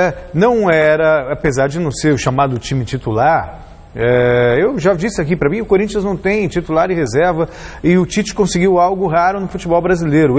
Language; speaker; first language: Portuguese; native; Portuguese